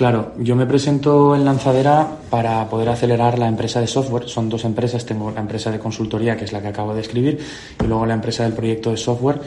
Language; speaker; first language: Spanish; native; Spanish